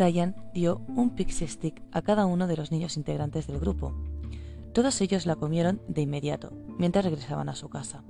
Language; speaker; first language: Spanish; native; Spanish